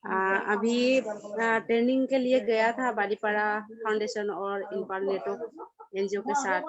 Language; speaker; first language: Hindi; non-native, local second language; Assamese